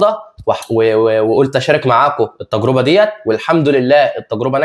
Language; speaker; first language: Arabic; native; Arabic